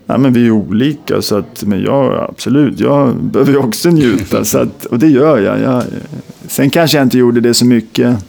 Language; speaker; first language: Swedish; native; Swedish